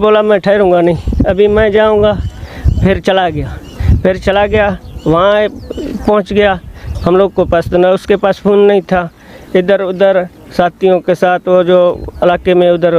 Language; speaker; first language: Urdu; non-native, local second language; Baluchi